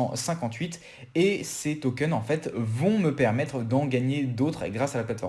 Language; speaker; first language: French; native; French